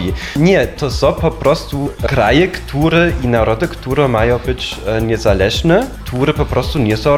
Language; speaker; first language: Polish; non-native, fluent; German